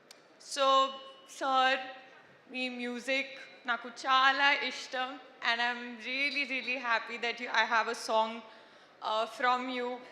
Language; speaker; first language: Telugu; non-native, local second language; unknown